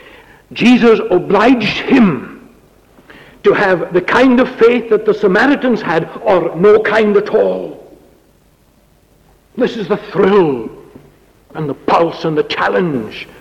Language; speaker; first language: English; native; English